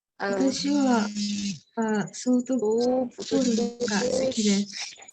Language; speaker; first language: Japanese; non-native, learner; Indonesian